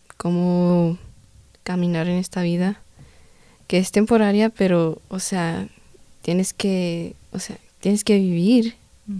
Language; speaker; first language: Spanish; early bilingual, heritage; Spanish